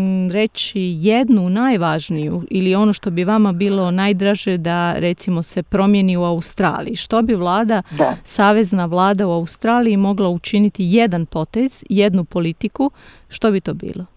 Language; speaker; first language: Serbian; native; Serbian